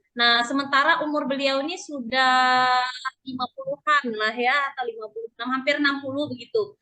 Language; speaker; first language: Indonesian; native; Indonesian